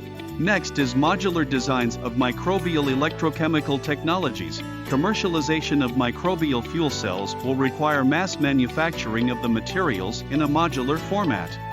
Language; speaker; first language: English; non-native, fluent; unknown